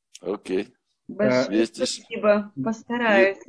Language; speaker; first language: Russian; non-native, learner; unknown